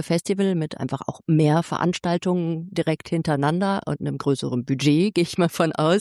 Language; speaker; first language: German; native; German